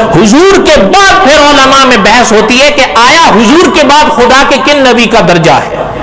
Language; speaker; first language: Urdu; non-native, local second language; Pashto